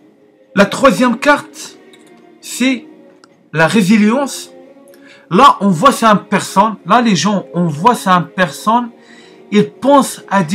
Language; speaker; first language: French; non-native, learner; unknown